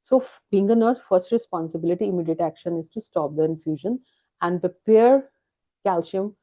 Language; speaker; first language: English; non-native, local second language; Punjabi